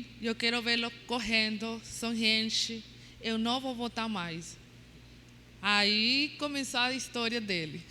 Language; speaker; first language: Portuguese; non-native, learner; Spanish